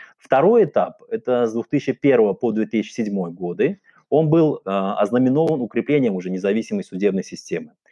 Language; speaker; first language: Russian; non-native, local second language; Uzbek